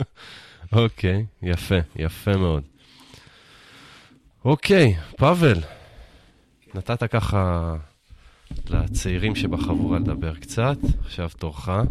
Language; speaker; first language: Hebrew; native; Hebrew